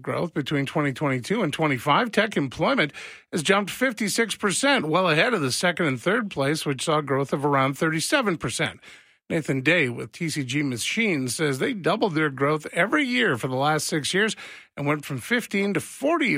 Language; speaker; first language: English; native; English